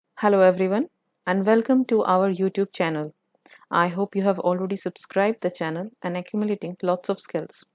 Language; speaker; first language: English; non-native, local second language; Hindi